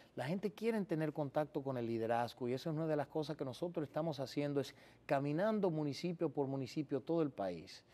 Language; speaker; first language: Spanish; early bilingual, heritage; Spanish